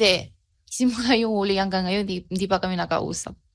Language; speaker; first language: Filipino; non-native, learner; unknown